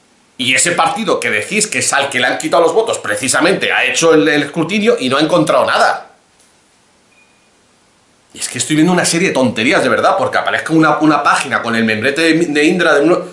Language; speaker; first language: Spanish; native; Spanish